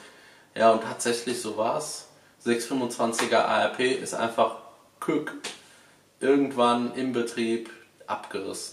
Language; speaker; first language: German; native; German